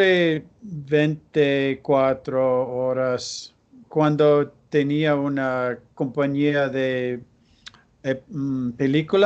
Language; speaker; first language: Spanish; non-native, learner; English